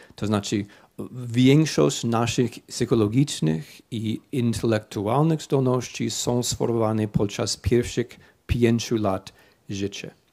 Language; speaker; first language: Polish; non-native, fluent; English